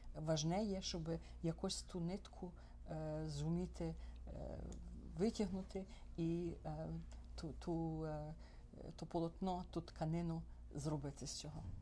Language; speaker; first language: Ukrainian; early bilingual, heritage; Ukrainian